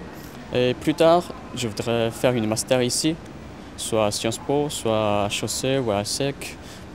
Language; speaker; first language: French; non-native, fluent; Chinese